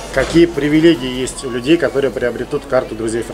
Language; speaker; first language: Russian; native; Russian